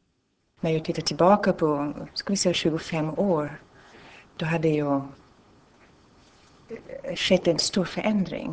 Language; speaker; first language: Swedish; non-native, fluent; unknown